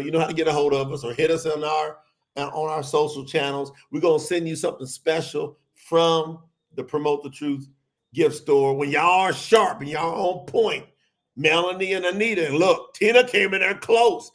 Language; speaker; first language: English; native; English